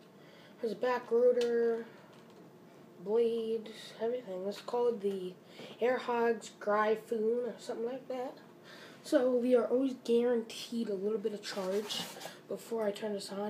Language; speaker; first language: English; native; English